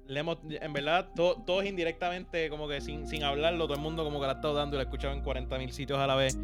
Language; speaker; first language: Spanish; native; Spanish